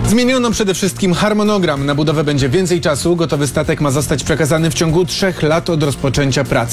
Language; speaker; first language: Polish; native; Polish